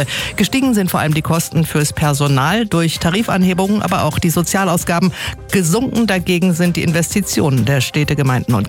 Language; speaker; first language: German; native; German